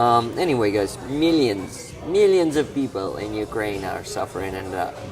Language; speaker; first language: English; non-native, fluent; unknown